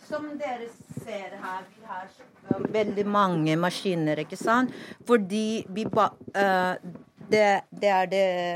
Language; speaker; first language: Norwegian; non-native, fluent; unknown